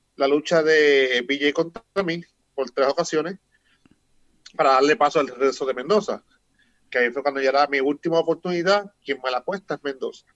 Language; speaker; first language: Spanish; native; Spanish